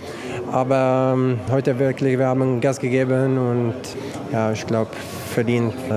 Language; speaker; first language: German; non-native, learner; Czech